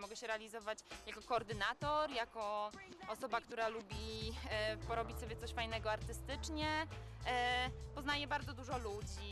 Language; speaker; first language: Polish; native; Polish